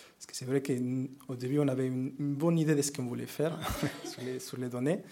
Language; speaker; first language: French; non-native, fluent; Spanish